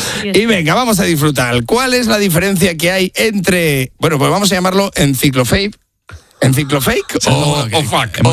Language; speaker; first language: Spanish; native; Spanish